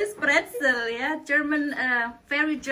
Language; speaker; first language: English; non-native, learner; Indonesian